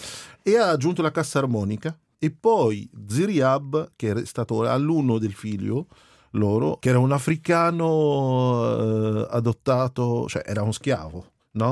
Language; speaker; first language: Italian; non-native, fluent; Arabic